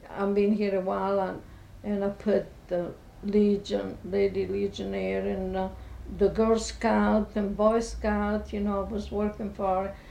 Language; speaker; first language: English; non-native, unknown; Italian